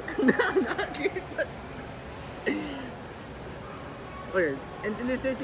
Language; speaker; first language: Spanish; non-native, learner; Japanese